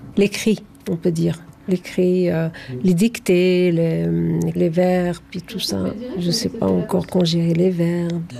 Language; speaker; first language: French; non-native, fluent; Arabic